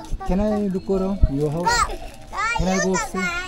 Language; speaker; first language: English; non-native, learner; Korean